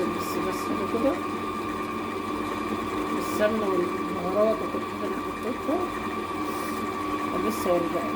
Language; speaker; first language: Arabic; native; Arabic